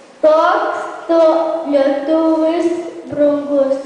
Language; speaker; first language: Lithuanian; early bilingual, heritage; Lithuanian